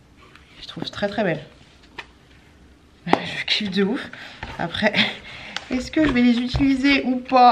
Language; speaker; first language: French; native; French